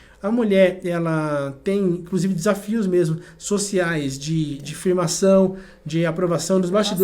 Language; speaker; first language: Portuguese; native; Portuguese